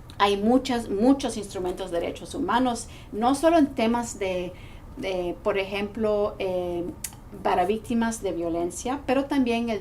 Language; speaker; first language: Spanish; non-native, fluent; English